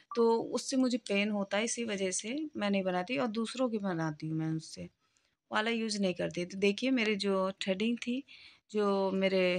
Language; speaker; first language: Hindi; native; Hindi